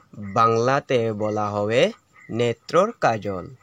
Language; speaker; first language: Hindi; non-native, local second language; Assamese